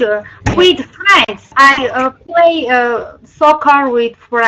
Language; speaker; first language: English; non-native, learner; Armenian